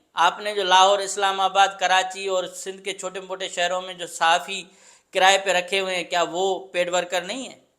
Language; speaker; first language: Urdu; non-native, local second language; Sindhi